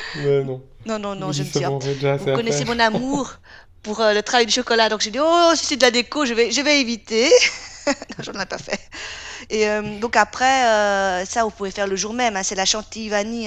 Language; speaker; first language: French; native; French